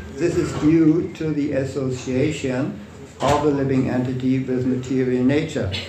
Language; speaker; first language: English; non-native, fluent; German